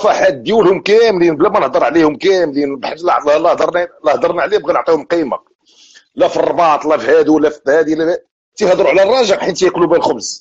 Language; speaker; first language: Arabic; native; Arabic